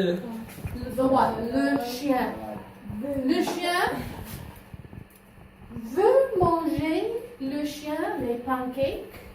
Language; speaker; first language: French; non-native, fluent; English